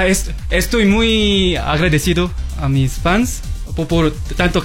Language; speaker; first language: Spanish; non-native, learner; Korean